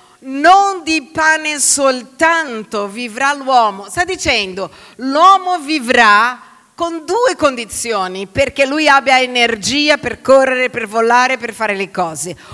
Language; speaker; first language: Italian; non-native, fluent; Portuguese